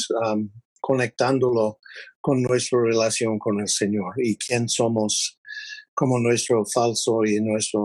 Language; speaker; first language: Spanish; non-native, fluent; English